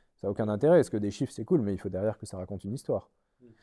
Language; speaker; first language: French; native; French